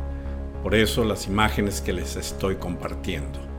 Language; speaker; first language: Spanish; native; Spanish